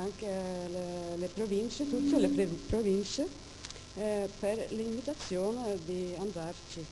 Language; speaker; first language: Italian; non-native, fluent; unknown